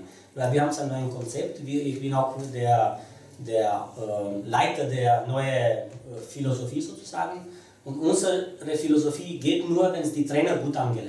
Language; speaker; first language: German; non-native, fluent; Romanian